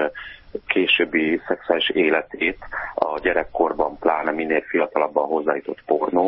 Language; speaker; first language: Hungarian; native; Hungarian